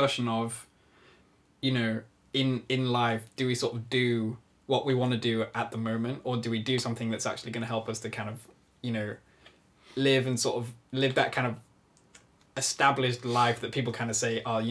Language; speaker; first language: English; native; English